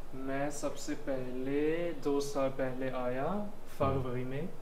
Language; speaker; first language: Hindi; non-native, fluent; German